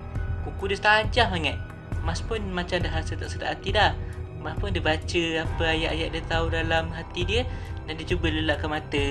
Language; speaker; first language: Malay; native; Malay